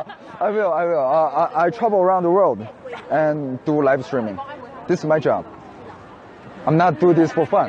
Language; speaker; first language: English; non-native, fluent; Korean